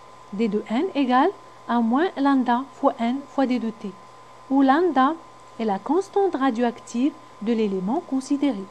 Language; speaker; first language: French; non-native, local second language; Arabic